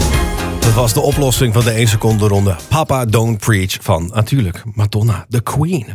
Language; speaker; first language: Dutch; native; Dutch